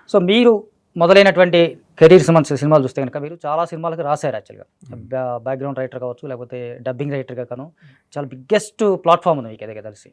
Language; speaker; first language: Telugu; native; Telugu